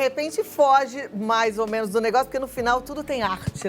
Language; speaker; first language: Portuguese; native; Portuguese